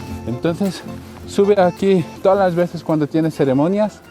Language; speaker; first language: Spanish; non-native, learner; Korean